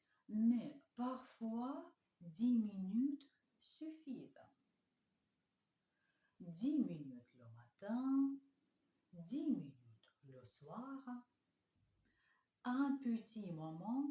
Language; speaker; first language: French; non-native, fluent; Russian